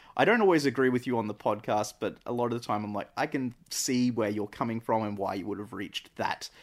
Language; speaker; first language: English; native; English